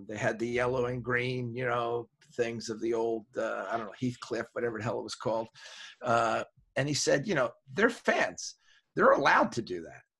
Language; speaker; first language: English; native; English